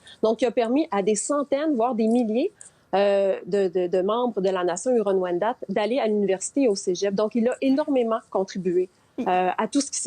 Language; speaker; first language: French; native; French